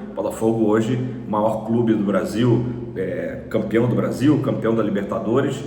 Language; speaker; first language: Portuguese; native; Portuguese